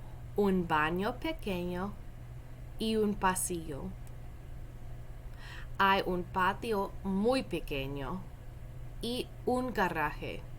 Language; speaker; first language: Spanish; non-native, fluent; English